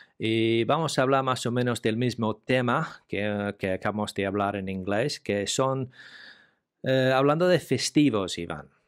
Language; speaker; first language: Spanish; non-native, fluent; English